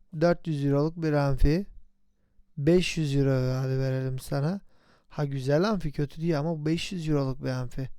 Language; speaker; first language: Turkish; native; Turkish